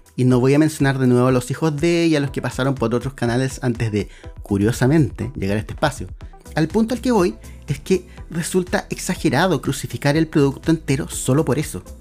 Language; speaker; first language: Spanish; native; Spanish